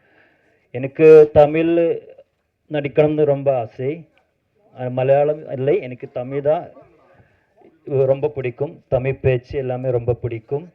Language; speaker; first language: Tamil; non-native, learner; Malayalam